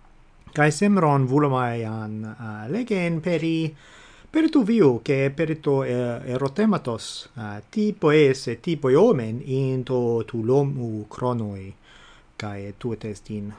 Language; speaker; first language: Greek; non-native, fluent; English